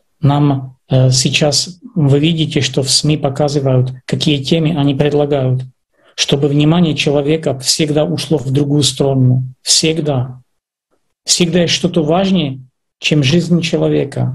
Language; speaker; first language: Russian; non-native, fluent; Czech